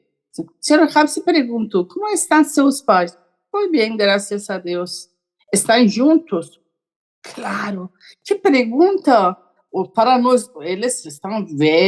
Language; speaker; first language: Portuguese; non-native, learner; Persian